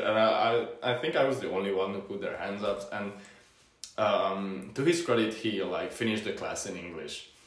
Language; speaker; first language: English; non-native, fluent; Hungarian